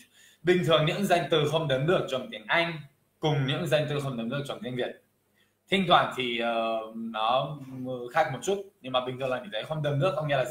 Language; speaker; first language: Vietnamese; non-native, fluent; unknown